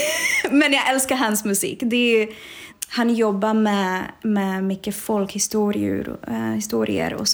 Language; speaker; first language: Swedish; non-native, fluent; Czech